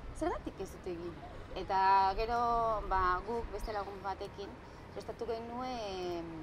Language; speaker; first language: Basque; non-native, local second language; Spanish